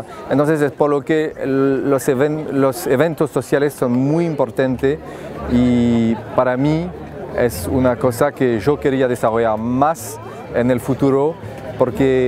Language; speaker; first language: Spanish; non-native, fluent; French